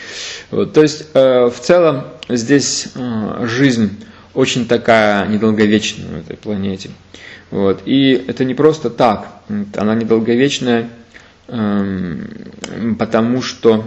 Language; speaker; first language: Russian; native; Russian